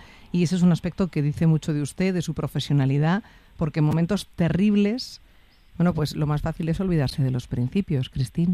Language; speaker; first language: Spanish; native; Spanish